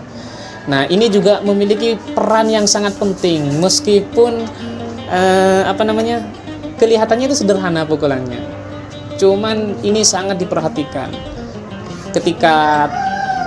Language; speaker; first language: Indonesian; non-native, local second language; Madurese